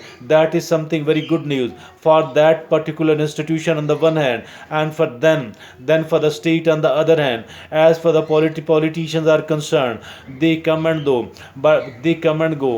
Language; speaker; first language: English; non-native, local second language; Urdu